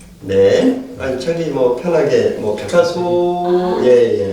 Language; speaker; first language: Korean; native; Korean